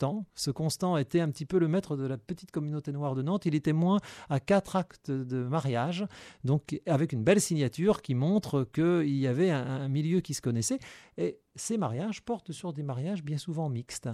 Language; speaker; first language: French; native; French